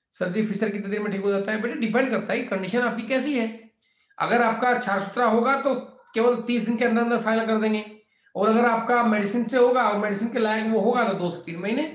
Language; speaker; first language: Hindi; native; Hindi